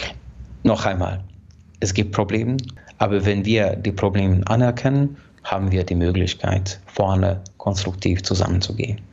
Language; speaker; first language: German; non-native, fluent; Hungarian